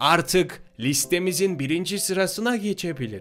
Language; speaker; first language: Turkish; native; Turkish